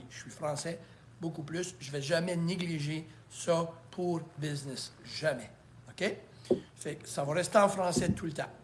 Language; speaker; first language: French; native; French